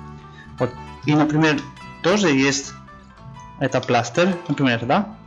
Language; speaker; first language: Russian; non-native, learner; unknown